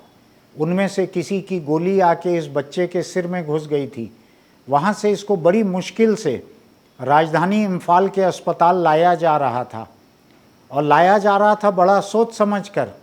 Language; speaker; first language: Hindi; native; Hindi